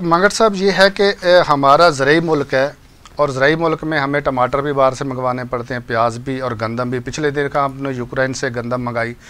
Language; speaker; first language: Urdu; non-native, local second language; Punjabi